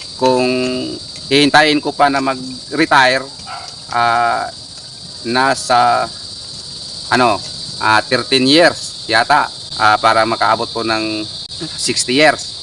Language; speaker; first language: Filipino; non-native, local second language; Cebuano